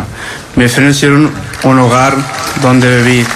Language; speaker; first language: Spanish; non-native, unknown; Arabic